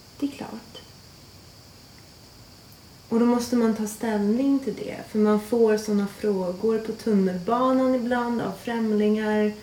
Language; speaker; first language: Swedish; early bilingual, other home language; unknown